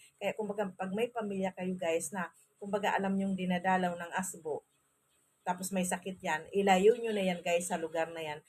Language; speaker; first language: Filipino; non-native, local second language; Masbatenyo